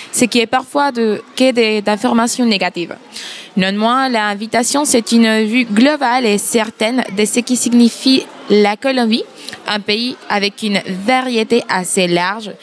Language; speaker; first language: French; non-native, fluent; Spanish